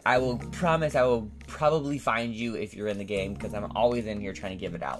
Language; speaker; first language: English; native; English